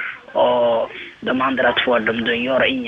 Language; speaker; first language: Swedish; non-native, learner; Somali